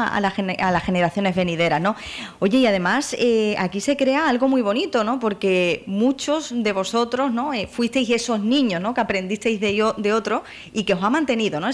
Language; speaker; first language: Spanish; native; Spanish